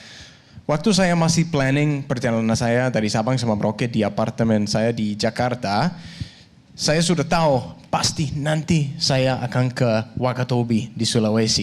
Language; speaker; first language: Indonesian; non-native, learner; Danish